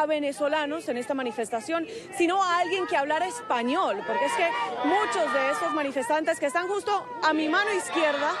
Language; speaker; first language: Spanish; native; Spanish